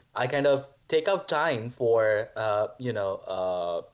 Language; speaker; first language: English; non-native, local second language; Hindi